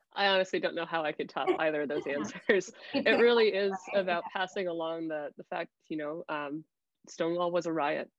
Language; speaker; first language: English; native; English